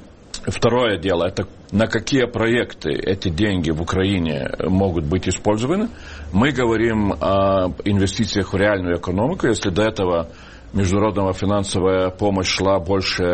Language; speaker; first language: Russian; non-native, local second language; Lithuanian